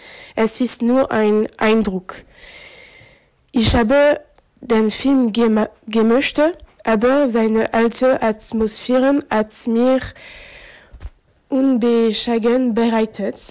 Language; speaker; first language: German; non-native, learner; French